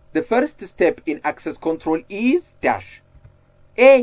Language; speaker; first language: English; non-native, local second language; Amharic